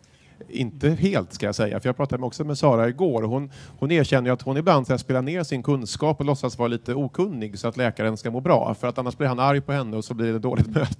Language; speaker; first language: Swedish; native; Swedish